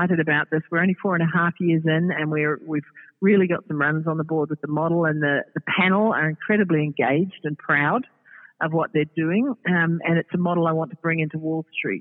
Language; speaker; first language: English; native; English